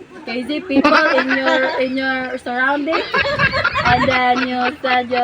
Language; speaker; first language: English; non-native, learner; Filipino